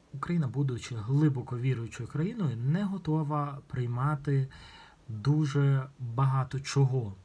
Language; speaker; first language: Ukrainian; non-native, local second language; Russian